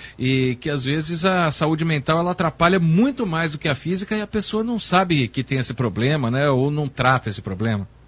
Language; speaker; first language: Portuguese; native; Portuguese